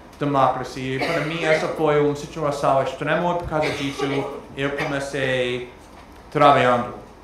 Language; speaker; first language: Portuguese; non-native, fluent; English